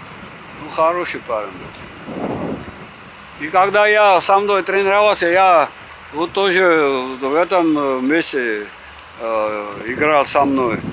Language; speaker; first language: Russian; non-native, learner; Georgian